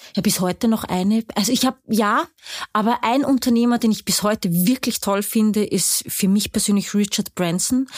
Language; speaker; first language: German; native; German